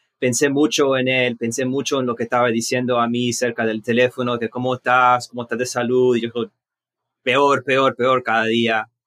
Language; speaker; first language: Spanish; early bilingual, heritage; Spanish